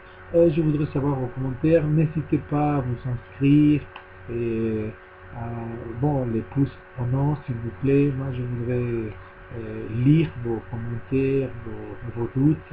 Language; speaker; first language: French; non-native, learner; Spanish